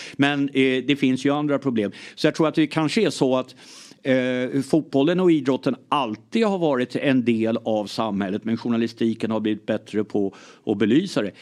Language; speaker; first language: Swedish; early bilingual, other home language; English